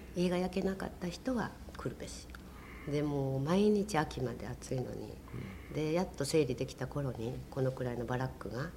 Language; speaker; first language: Japanese; native; Japanese